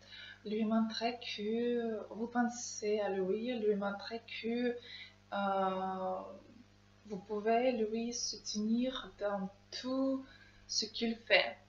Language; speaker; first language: French; non-native, learner; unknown